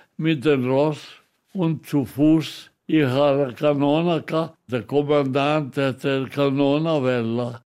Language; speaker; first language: German; non-native, local second language; Italian